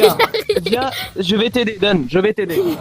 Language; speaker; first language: French; native; French